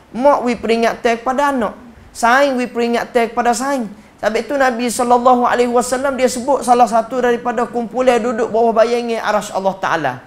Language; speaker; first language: Malay; native; Malay